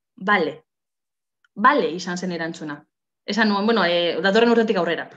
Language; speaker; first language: Basque; non-native, local second language; Spanish